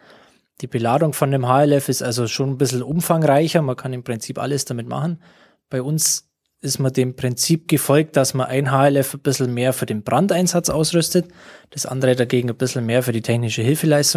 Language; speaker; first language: German; native; German